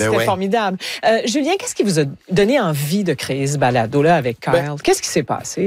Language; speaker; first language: French; native; French